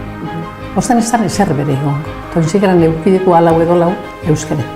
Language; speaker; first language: Basque; native; Basque